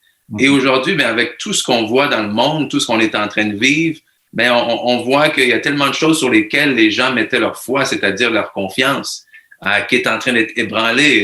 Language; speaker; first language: French; native; French